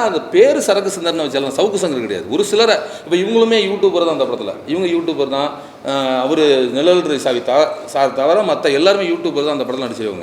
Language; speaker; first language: Tamil; native; Tamil